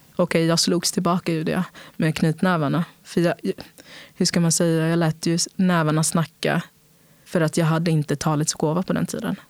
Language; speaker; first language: Swedish; early bilingual, other home language; Portuguese